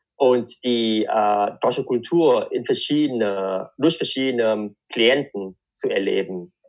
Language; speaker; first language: German; non-native, fluent; Vietnamese